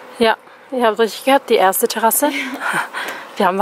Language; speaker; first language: German; native; German